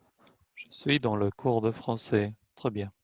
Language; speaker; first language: French; non-native, fluent; Albanian